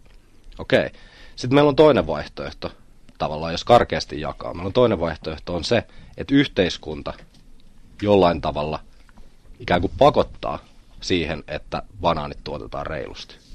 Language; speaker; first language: Finnish; native; Finnish